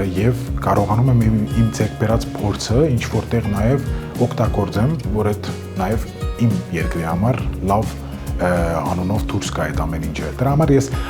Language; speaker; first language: Armenian; early bilingual, heritage; Armenian